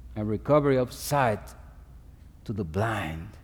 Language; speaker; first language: English; non-native, fluent; Spanish